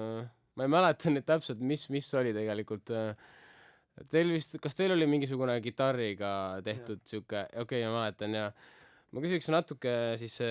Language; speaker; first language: Estonian; native; Estonian